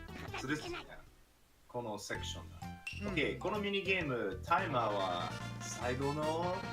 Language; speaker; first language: Japanese; non-native, learner; English